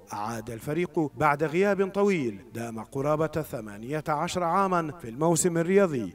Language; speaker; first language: Arabic; native; Arabic